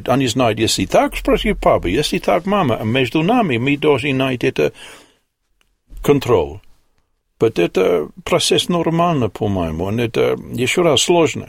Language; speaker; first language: Russian; non-native, learner; English